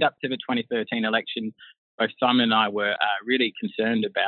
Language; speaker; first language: English; native; English